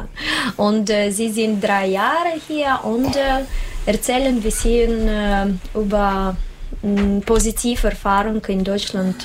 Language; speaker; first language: German; non-native, learner; Russian